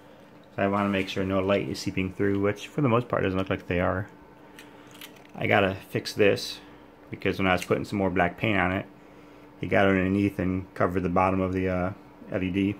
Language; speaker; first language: English; native; English